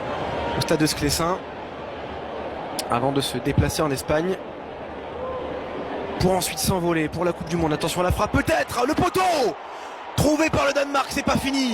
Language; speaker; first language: French; native; French